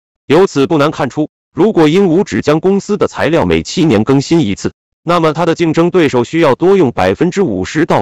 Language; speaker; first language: Chinese; native; Chinese